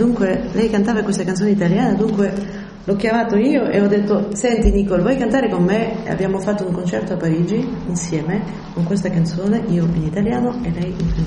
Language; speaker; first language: Italian; early bilingual, heritage; French